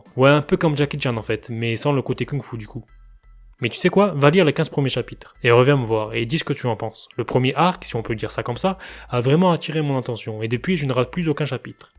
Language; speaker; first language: French; native; French